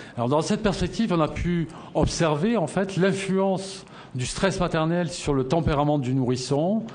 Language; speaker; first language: French; native; French